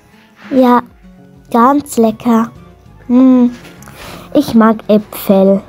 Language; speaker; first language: German; non-native, learner; Arabic